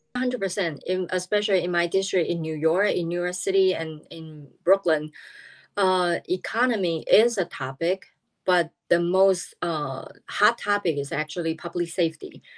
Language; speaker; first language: English; non-native, fluent; Chinese